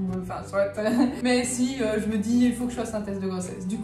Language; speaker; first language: French; native; French